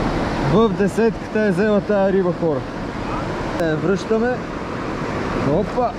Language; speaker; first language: Bulgarian; native; Bulgarian